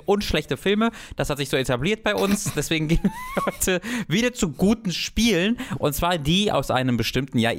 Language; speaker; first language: German; native; German